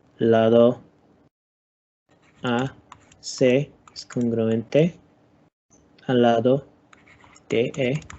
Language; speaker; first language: Spanish; non-native, learner; English